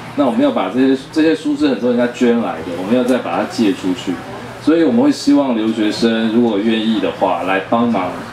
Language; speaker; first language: Chinese; native; Chinese